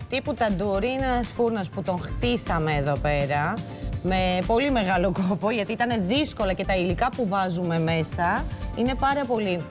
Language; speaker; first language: Greek; non-native, fluent; Georgian